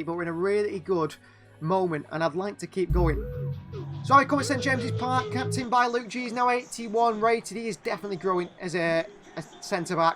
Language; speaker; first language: English; native; English